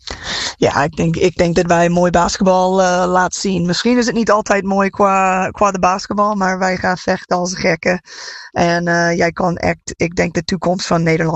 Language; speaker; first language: Dutch; non-native, fluent; English